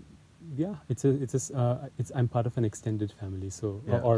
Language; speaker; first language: English; non-native, local second language; Hindi